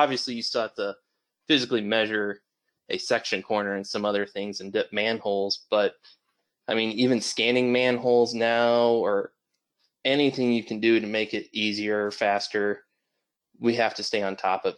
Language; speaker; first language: English; native; English